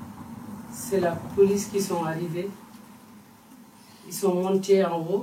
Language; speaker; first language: French; non-native, fluent; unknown